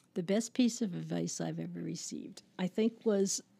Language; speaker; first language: English; native; English